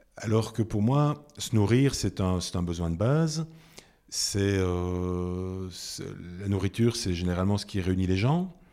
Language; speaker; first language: French; native; French